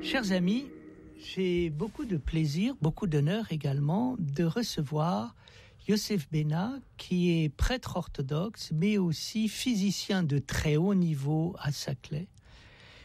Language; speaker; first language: French; native; French